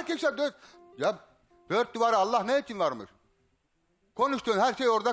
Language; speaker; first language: Turkish; native; Turkish